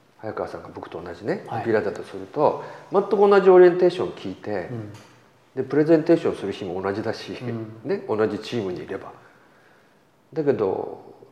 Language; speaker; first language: Japanese; native; Japanese